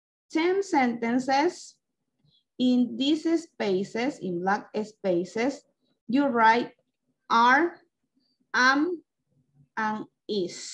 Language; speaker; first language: English; non-native, local second language; Spanish